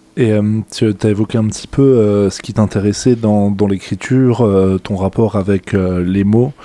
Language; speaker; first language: French; native; French